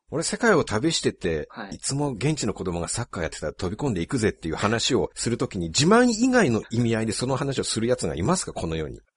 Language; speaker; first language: Japanese; native; Japanese